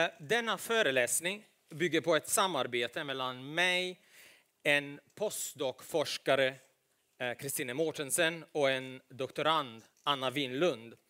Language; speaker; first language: Swedish; non-native, fluent; Italian